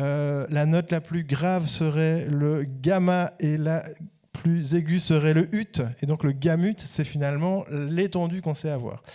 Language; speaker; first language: French; native; French